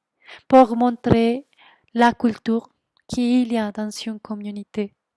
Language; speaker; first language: French; non-native, fluent; Spanish